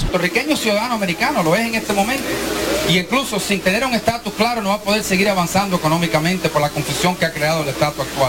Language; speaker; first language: Spanish; native; Spanish